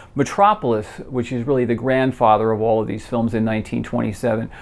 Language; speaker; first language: English; native; English